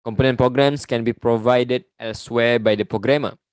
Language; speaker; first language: English; non-native, local second language; Malay